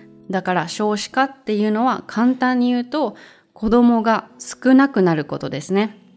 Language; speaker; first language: Japanese; native; Japanese